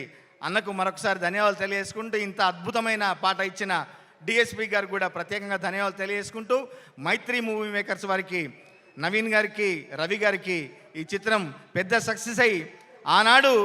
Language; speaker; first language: Telugu; native; Telugu